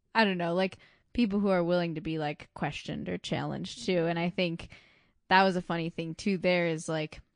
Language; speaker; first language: English; native; English